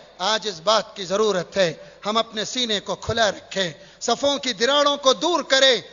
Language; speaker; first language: Urdu; native; Urdu